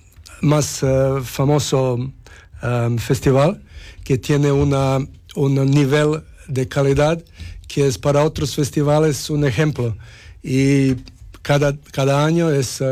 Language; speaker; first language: Spanish; non-native, learner; Serbian